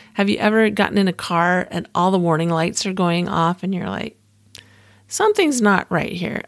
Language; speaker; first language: English; native; English